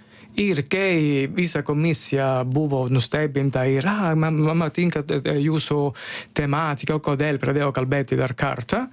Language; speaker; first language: Lithuanian; non-native, learner; Italian